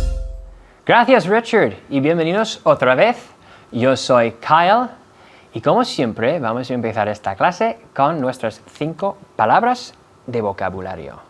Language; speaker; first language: Spanish; non-native, fluent; English